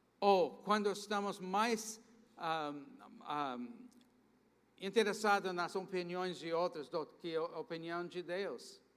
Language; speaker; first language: Portuguese; non-native, fluent; English